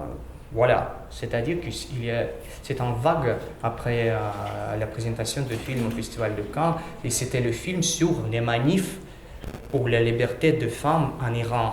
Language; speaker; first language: French; non-native, learner; Russian